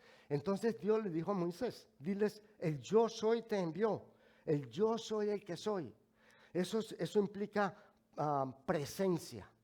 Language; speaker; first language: Spanish; native; Spanish